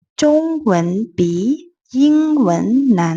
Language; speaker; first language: Chinese; non-native, fluent; Burmese